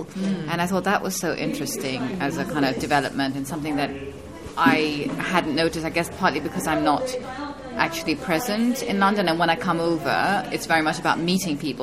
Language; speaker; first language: English; native; English